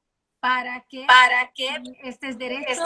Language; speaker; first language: Spanish; non-native, learner; Portuguese